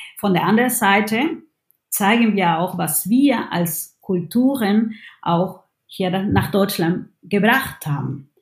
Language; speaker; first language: German; non-native, fluent; Spanish